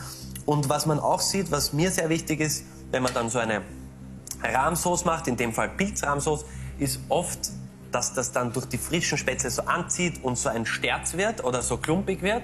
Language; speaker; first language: German; native; German